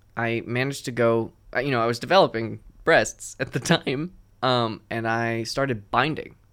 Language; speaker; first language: English; native; English